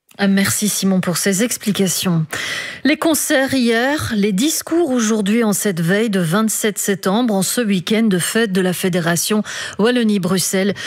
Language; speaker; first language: French; native; French